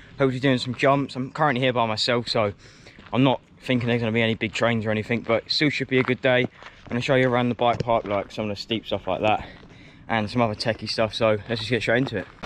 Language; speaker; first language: English; native; English